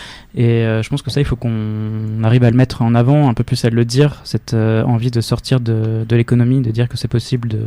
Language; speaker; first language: French; native; French